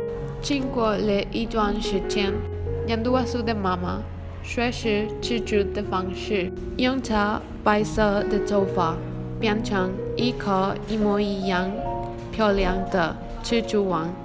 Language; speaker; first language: Chinese; non-native, learner; Spanish